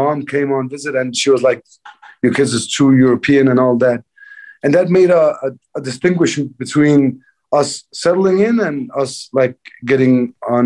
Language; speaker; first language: English; non-native, fluent; Danish